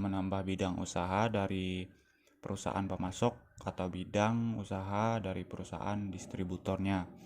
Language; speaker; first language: Indonesian; native; Indonesian